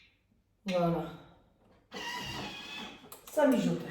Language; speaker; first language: French; non-native, fluent; Armenian